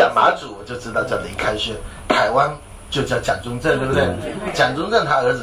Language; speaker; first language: Chinese; native; Chinese